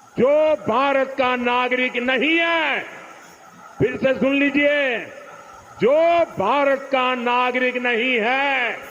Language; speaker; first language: Hindi; non-native, local second language; Gujarati